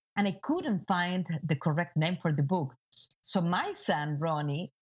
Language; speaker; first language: English; non-native, fluent; Spanish